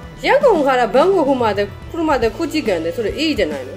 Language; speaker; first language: Japanese; non-native, learner; Burmese